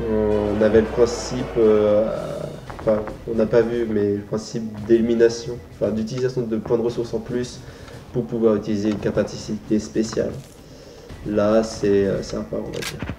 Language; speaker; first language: French; native; French